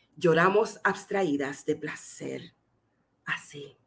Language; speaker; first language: Spanish; native; Spanish